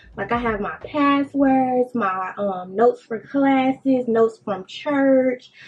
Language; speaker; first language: English; native; English